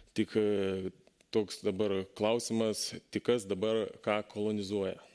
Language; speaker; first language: Lithuanian; native; Lithuanian